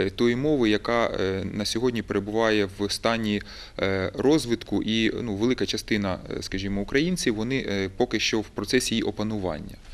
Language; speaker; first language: Ukrainian; native; Ukrainian